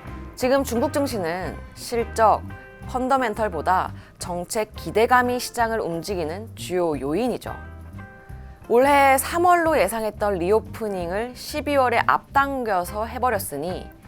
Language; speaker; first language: Korean; native; Korean